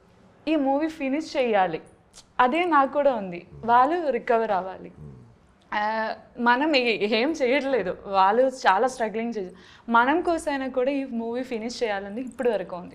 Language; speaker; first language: Telugu; non-native, learner; Malayalam